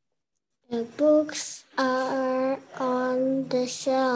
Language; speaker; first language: English; non-native, learner; Indonesian